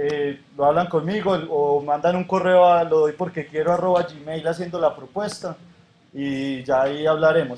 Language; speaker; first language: Spanish; native; Spanish